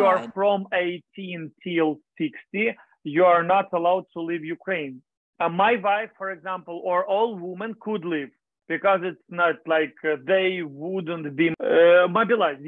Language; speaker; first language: English; non-native, learner; Ukrainian